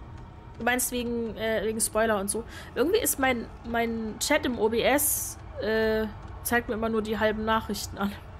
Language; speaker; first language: German; native; German